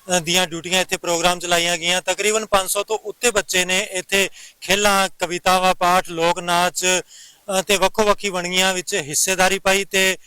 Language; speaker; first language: Punjabi; native; Punjabi